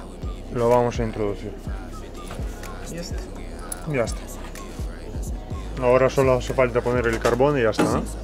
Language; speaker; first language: Spanish; native; Spanish